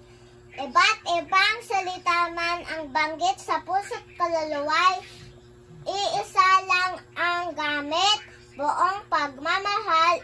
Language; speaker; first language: Filipino; native; Filipino